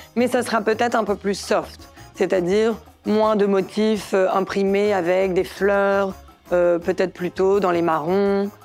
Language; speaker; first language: French; native; French